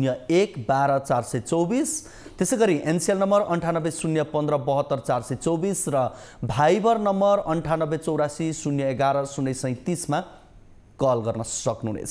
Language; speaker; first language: Nepali; native; Nepali